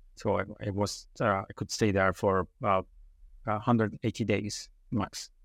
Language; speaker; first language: English; non-native, learner; Italian